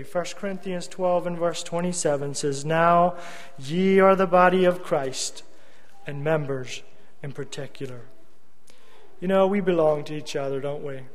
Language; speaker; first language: English; native; English